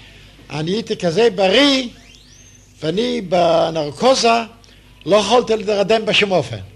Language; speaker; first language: Hebrew; non-native, fluent; Yiddish